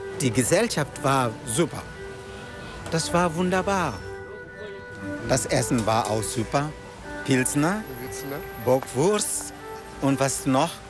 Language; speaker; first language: German; non-native, fluent; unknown